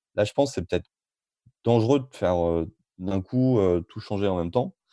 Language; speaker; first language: French; native; French